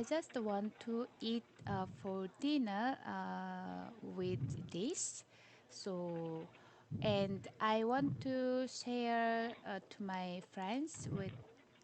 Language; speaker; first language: English; non-native, learner; Korean